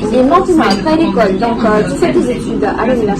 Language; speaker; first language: French; non-native, fluent; Russian